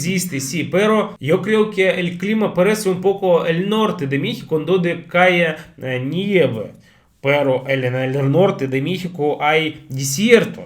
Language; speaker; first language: Spanish; non-native, fluent; Russian